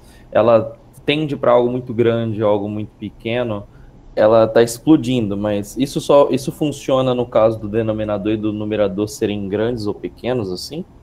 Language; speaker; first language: Portuguese; native; Portuguese